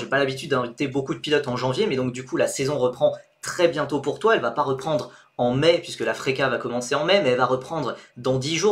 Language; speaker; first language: French; native; French